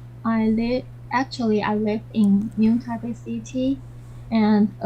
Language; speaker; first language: English; non-native, learner; Chinese